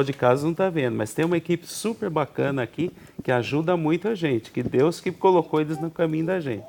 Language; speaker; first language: Portuguese; native; Portuguese